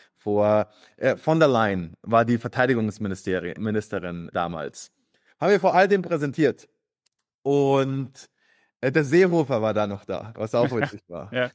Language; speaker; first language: German; early bilingual, other home language; Croatian